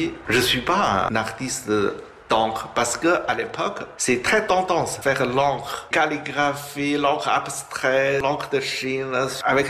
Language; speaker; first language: French; non-native, fluent; Chinese